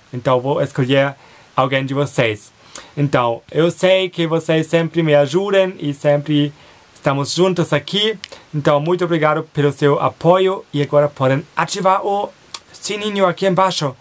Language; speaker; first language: Portuguese; non-native, fluent; German